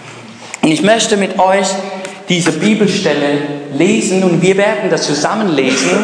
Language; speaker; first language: German; non-native, fluent; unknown